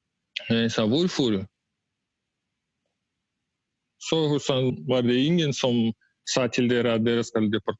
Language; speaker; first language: Norwegian; non-native, learner; Russian